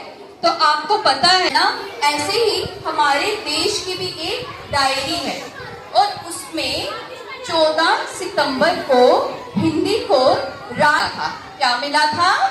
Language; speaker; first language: Hindi; native; Hindi